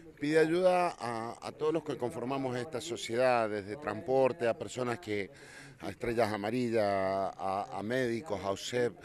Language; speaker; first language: Spanish; native; Spanish